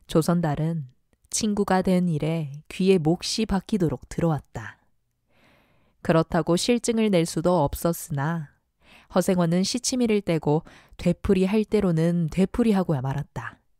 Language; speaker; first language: Korean; native; Korean